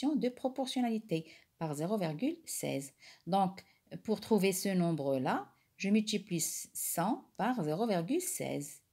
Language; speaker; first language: French; non-native, local second language; Arabic